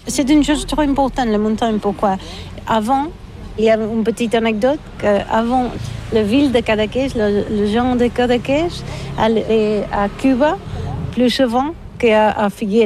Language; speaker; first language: French; non-native, learner; Catalan